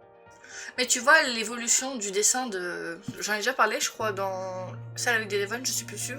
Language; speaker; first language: French; native; French